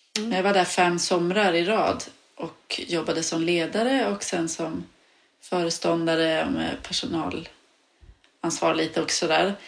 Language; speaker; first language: Swedish; native; Swedish